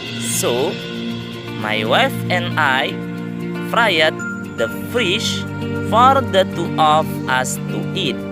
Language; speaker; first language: English; non-native, learner; Indonesian